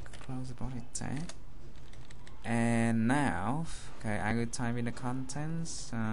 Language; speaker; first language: English; non-native, fluent; Vietnamese